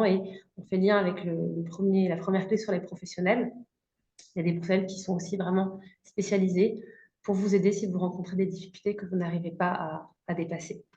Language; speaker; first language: French; native; French